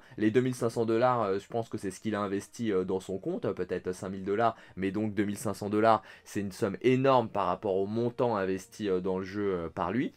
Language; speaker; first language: French; native; French